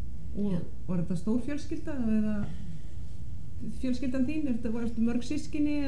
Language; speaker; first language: Icelandic; native; Icelandic